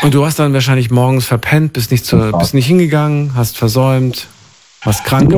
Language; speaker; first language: German; native; German